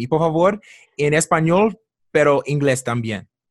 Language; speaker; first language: Spanish; non-native, learner; English